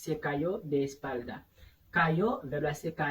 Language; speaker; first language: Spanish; non-native, fluent; Haitian Creole